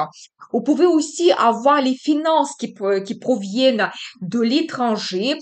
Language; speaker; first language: French; non-native, fluent; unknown